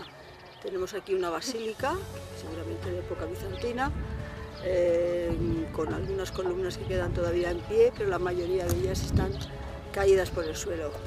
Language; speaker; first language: Spanish; native; Spanish